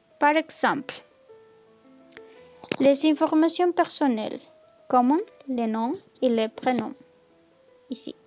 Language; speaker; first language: French; non-native, learner; Spanish